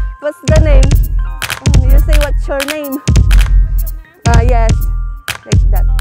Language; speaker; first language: English; non-native, learner; Filipino